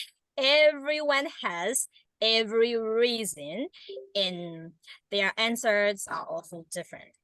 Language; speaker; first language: English; non-native, learner; Burmese